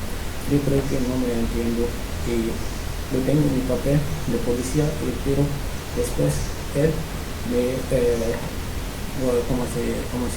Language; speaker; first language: Spanish; non-native, learner; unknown